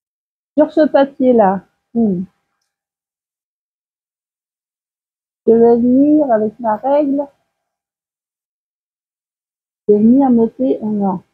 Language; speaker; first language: French; native; French